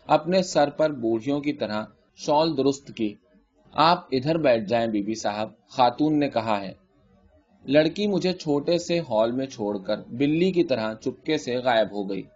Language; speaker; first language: Urdu; native; Urdu